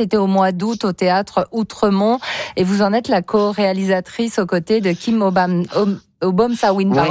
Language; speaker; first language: French; native; French